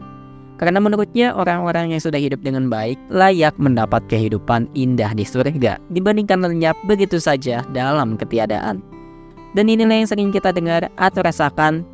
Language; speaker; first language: Indonesian; native; Indonesian